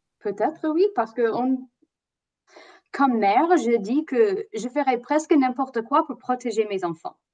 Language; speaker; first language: French; non-native, fluent; English